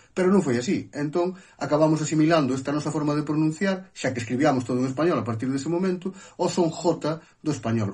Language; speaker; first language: Galician; native; Galician